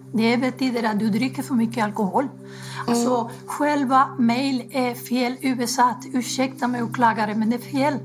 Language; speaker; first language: Swedish; non-native, fluent; Spanish